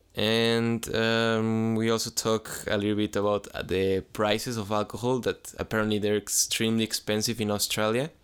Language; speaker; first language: English; non-native, fluent; Spanish